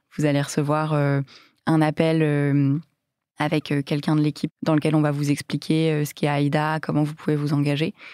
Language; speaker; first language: French; native; French